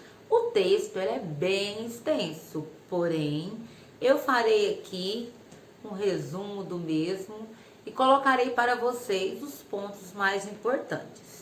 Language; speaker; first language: Portuguese; native; Portuguese